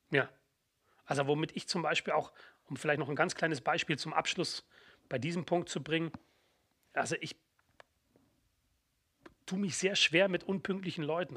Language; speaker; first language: German; native; German